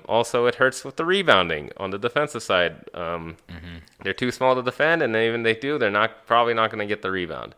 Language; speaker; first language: English; native; English